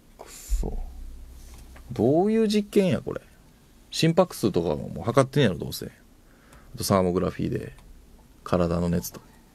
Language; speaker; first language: Japanese; native; Japanese